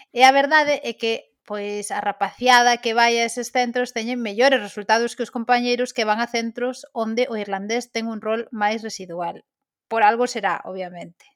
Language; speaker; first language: Galician; non-native, local second language; Spanish